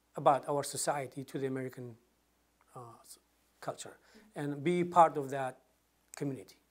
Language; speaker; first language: English; non-native, fluent; Kurdish